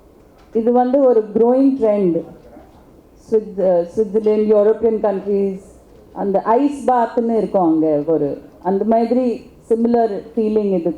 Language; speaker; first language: Tamil; non-native, local second language; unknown